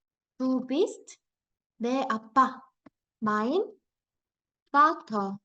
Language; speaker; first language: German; non-native, fluent; Korean